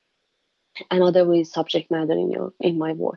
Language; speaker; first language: English; non-native, fluent; Persian